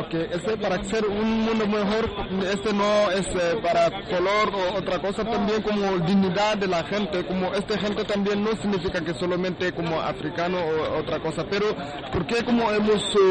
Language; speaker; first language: Spanish; non-native, learner; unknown